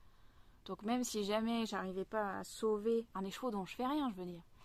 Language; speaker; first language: French; native; French